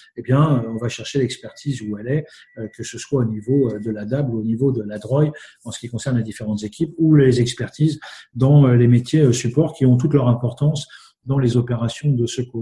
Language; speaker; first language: French; native; French